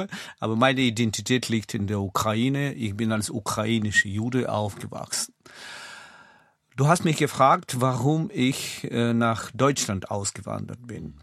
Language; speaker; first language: German; non-native, fluent; Russian